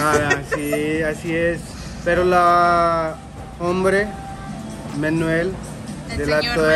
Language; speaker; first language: Spanish; non-native, learner; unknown